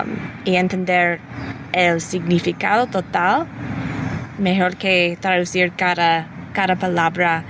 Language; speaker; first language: Spanish; early bilingual, heritage; English